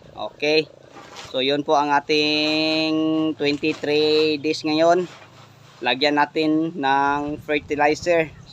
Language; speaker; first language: Filipino; non-native, local second language; Cebuano